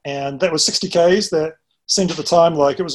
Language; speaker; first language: English; native; English